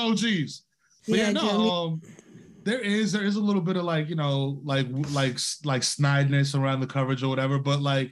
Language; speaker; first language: English; native; English